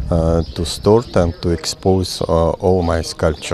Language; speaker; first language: English; non-native, learner; Russian